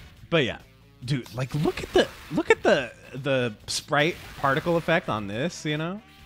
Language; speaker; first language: English; native; English